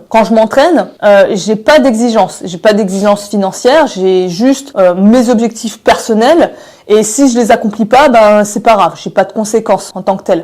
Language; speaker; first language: French; native; French